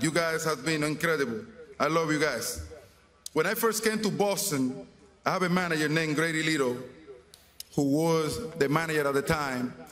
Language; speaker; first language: English; non-native, fluent; Spanish